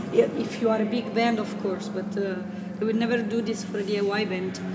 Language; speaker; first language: English; non-native, fluent; Italian